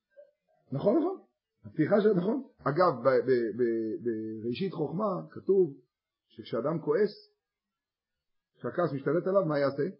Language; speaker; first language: Hebrew; native; Hebrew